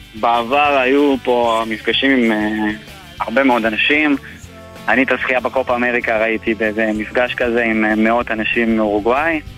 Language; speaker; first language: Hebrew; early bilingual, other home language; Spanish